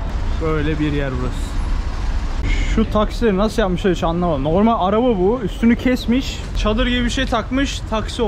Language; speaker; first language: Turkish; native; Turkish